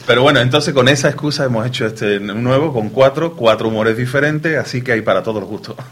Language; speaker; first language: Spanish; native; Spanish